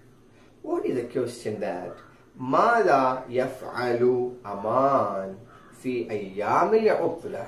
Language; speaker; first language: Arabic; non-native, fluent; Malayalam